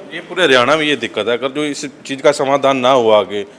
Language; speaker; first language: Hindi; native; Hindi